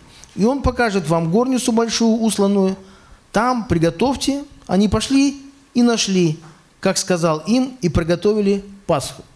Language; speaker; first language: Russian; native; Russian